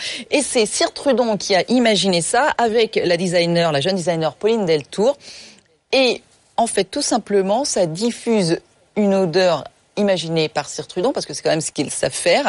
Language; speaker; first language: French; native; French